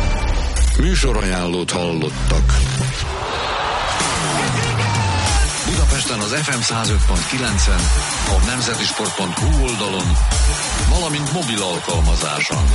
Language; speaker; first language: Hungarian; native; Hungarian